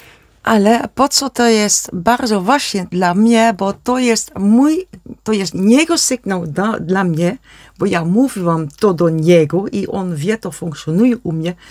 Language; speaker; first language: Polish; non-native, learner; Dutch